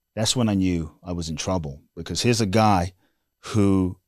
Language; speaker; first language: English; native; English